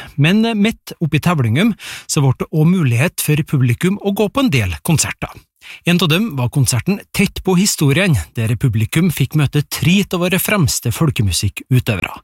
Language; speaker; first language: Norwegian; native; Norwegian